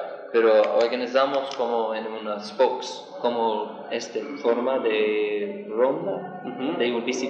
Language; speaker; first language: Spanish; non-native, learner; English